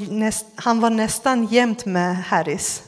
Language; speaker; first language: Swedish; non-native, fluent; Persian